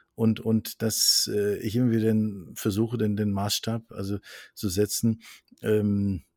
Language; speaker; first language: German; non-native, fluent; Norwegian